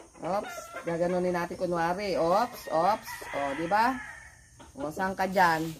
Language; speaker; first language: Filipino; non-native, local second language; Pampanga